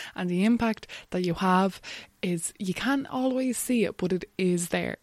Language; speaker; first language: English; native; English